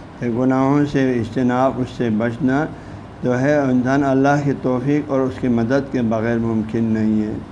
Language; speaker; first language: Urdu; non-native, local second language; Balti